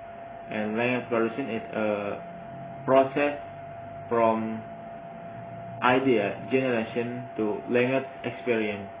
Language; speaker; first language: English; non-native, learner; Indonesian